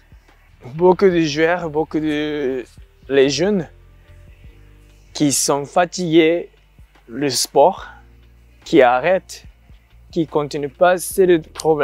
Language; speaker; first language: French; non-native, learner; Japanese